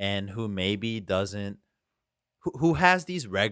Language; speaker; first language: English; native; English